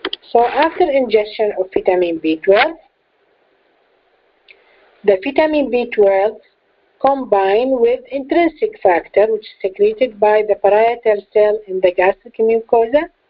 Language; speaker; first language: English; non-native, fluent; Arabic